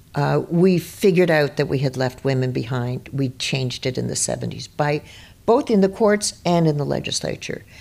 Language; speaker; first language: English; native; English